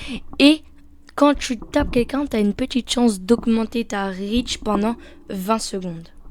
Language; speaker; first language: French; native; French